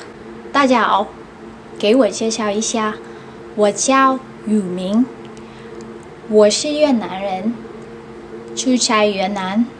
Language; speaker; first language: Chinese; non-native, learner; Vietnamese